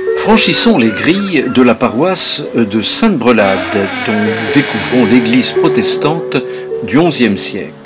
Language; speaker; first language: French; native; French